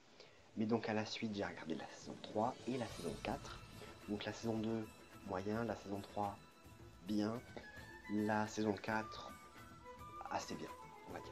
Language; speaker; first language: French; native; French